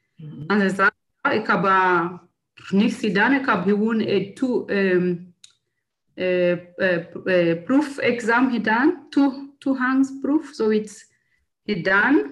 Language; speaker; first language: Dutch; non-native, learner; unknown